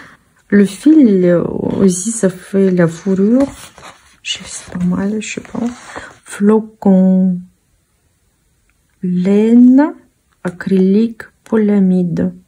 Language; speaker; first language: French; non-native, fluent; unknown